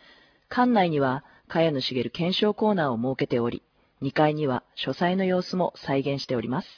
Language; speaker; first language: Japanese; native; Japanese